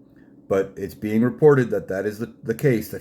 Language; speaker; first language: English; native; English